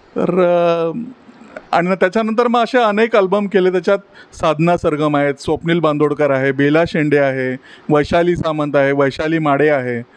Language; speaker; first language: Marathi; native; Marathi